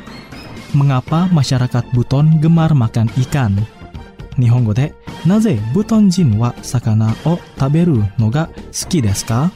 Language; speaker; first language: Japanese; non-native, fluent; Indonesian